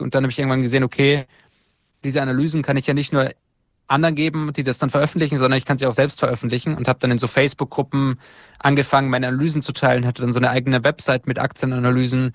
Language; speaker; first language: German; native; German